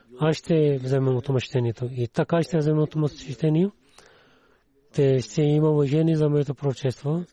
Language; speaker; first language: Bulgarian; non-native, learner; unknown